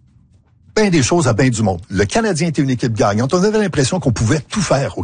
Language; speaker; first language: French; native; French